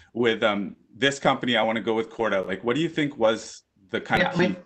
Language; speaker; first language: English; native; English